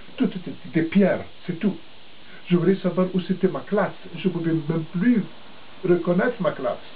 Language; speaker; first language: French; non-native, local second language; Arabic